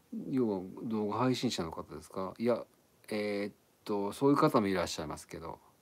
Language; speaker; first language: Japanese; native; Japanese